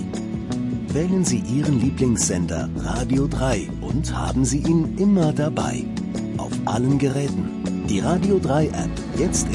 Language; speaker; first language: German; native; German